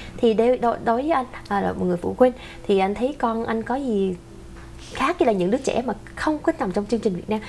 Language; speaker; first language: Vietnamese; early bilingual, heritage; Vietnamese